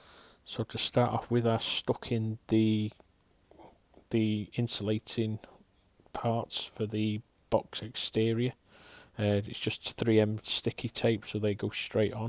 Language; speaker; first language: English; native; English